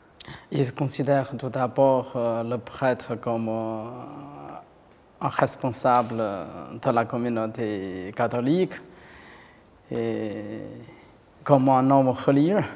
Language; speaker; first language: French; non-native, fluent; Chinese